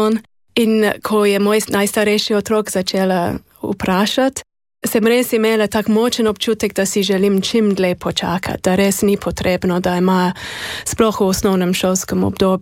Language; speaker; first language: Slovenian; non-native, fluent; English